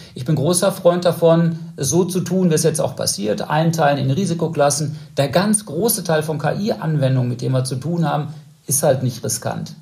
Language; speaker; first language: German; native; German